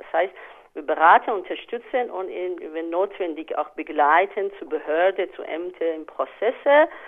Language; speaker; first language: German; non-native, fluent; Persian